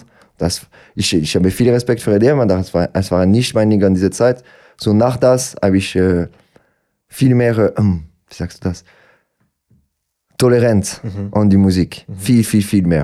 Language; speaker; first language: German; non-native, local second language; French